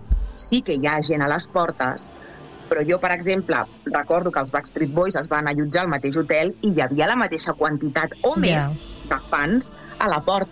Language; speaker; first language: Catalan; native; Catalan